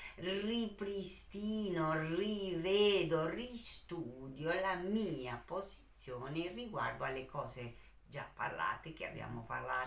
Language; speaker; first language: Italian; non-native, fluent; Spanish